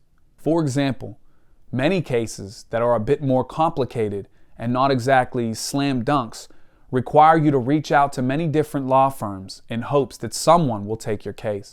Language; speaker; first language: English; native; English